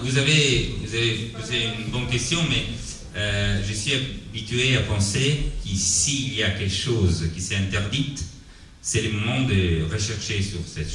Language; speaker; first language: French; non-native, learner; Italian